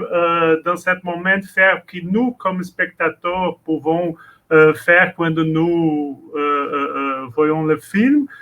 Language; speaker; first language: French; non-native, learner; Portuguese